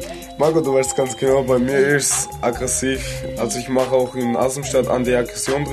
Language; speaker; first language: German; native; German